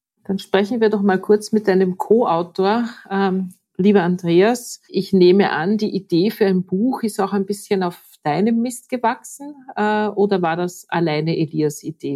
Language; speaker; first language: German; native; German